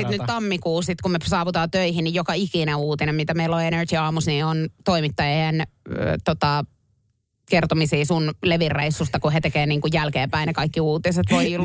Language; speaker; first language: Finnish; native; Finnish